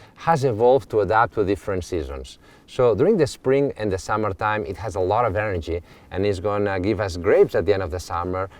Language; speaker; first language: English; non-native, fluent; Catalan